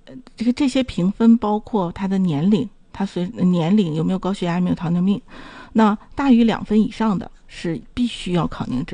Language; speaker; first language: Chinese; native; Chinese